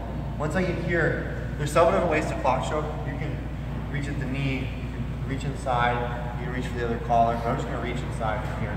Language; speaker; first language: English; native; English